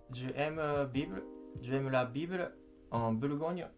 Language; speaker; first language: French; non-native, learner; Japanese